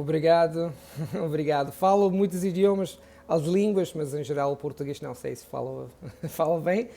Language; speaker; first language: Portuguese; non-native, fluent; Italian